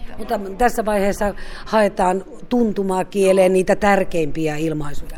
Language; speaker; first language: Finnish; native; Finnish